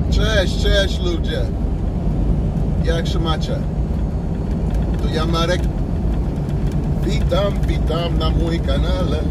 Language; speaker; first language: Polish; non-native, learner; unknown